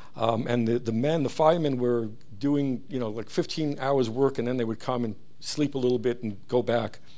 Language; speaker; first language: English; early bilingual, other home language; Hebrew